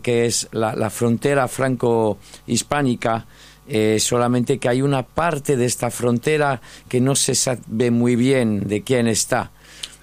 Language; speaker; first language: Spanish; non-native, fluent; French